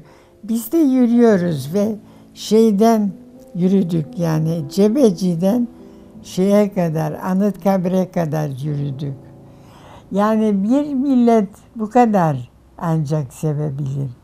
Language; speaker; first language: Turkish; non-native, fluent; German